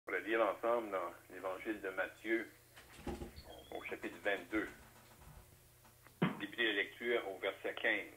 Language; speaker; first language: French; native; French